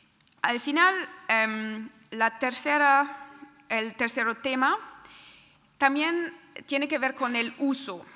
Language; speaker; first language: Spanish; non-native, fluent; German